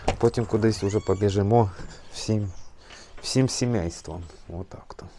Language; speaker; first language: Ukrainian; native; Ukrainian